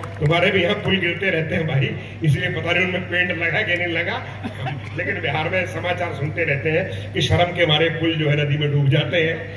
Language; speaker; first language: Hindi; non-native, local second language; Punjabi